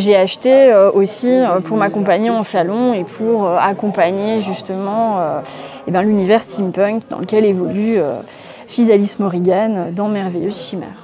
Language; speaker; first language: French; native; French